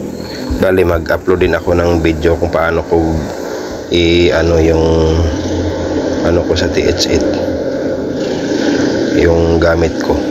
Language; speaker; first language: Filipino; native; Filipino